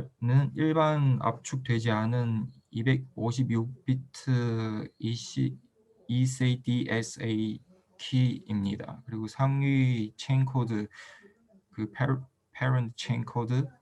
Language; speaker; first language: Korean; non-native, fluent; Chinese